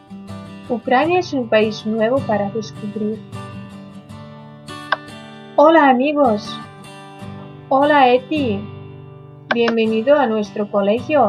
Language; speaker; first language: Spanish; non-native, learner; Ukrainian